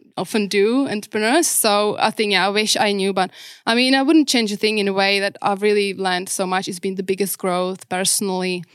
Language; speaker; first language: English; non-native, fluent; Czech